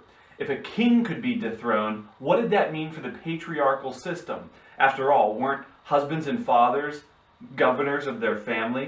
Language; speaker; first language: English; native; English